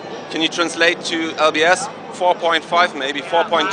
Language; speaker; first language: English; non-native, fluent; German